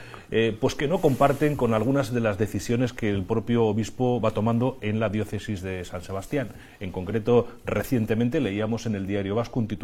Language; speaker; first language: Spanish; native; Spanish